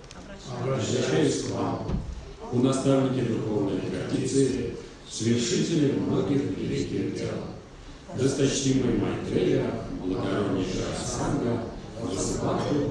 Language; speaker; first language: Russian; native; Russian